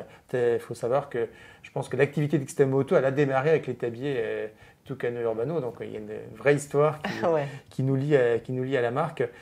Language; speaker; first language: French; native; French